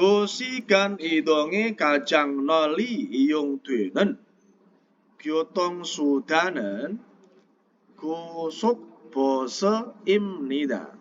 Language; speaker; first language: Korean; non-native, fluent; Indonesian